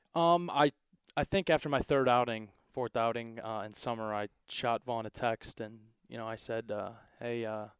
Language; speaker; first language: English; native; English